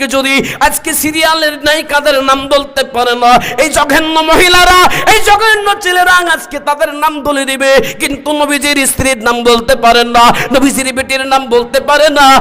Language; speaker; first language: Bangla; native; Bangla